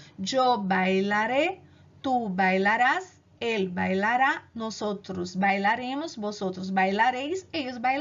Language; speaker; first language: Spanish; non-native, fluent; Portuguese